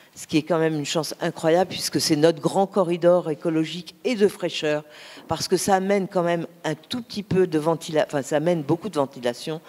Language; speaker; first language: French; native; French